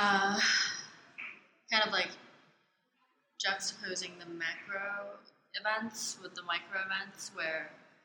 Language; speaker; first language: English; non-native, local second language; Cantonese